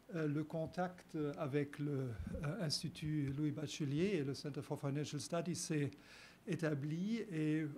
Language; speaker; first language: French; non-native, fluent; German